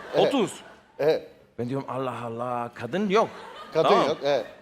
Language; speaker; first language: Turkish; non-native, fluent; Spanish